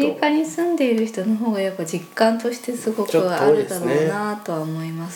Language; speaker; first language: Japanese; native; Japanese